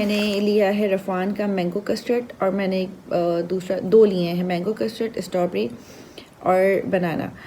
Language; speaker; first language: Urdu; native; Urdu